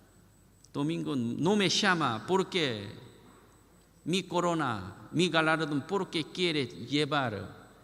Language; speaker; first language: Spanish; non-native, learner; Korean